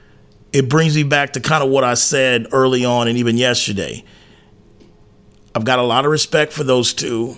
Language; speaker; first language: English; native; English